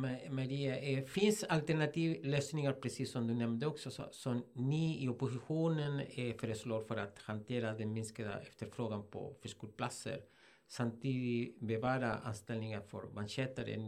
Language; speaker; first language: Swedish; non-native, fluent; Spanish